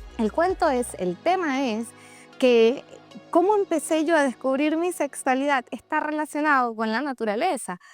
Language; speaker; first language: Spanish; native; Spanish